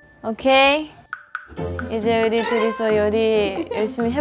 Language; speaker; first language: Korean; non-native, fluent; Japanese